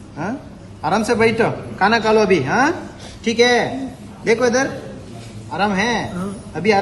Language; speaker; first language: Hindi; non-native, local second language; Kannada